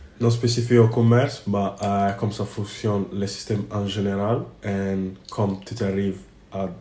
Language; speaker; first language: French; non-native, fluent; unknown